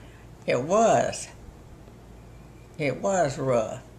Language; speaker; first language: English; native; English